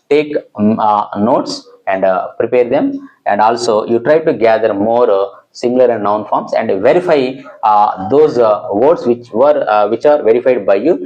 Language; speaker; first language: English; non-native, local second language; Telugu